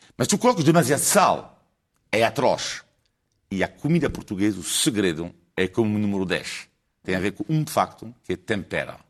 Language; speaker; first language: Portuguese; non-native, fluent; French